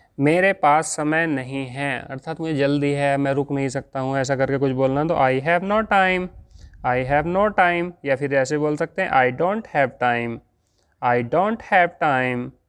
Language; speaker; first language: Hindi; native; Hindi